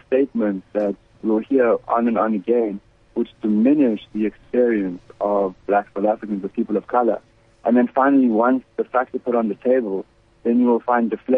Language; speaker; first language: English; native; English